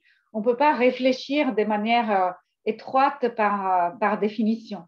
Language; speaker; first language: French; non-native, fluent; Italian